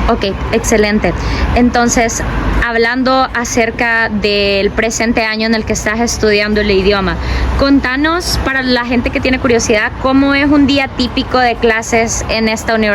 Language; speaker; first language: Spanish; native; Spanish